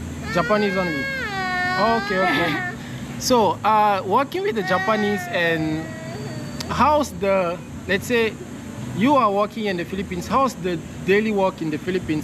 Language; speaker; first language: English; non-native, learner; French